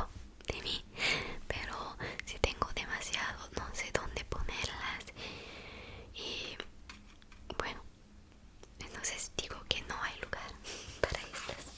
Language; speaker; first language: Spanish; non-native, fluent; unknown